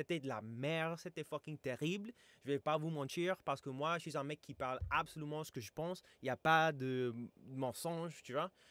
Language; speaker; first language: French; non-native, fluent; English